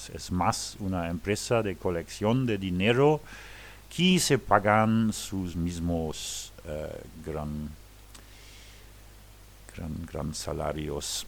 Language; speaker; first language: Spanish; non-native, learner; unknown